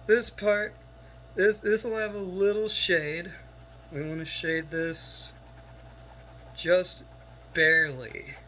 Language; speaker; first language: English; native; English